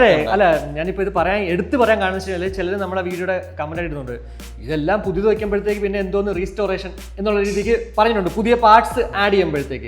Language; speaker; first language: Malayalam; native; Malayalam